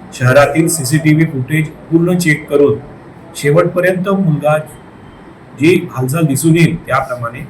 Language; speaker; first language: Marathi; native; Marathi